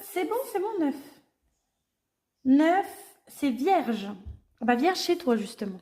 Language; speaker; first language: French; native; French